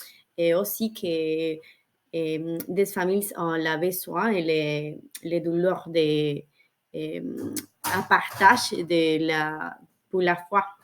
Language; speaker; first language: French; non-native, learner; Spanish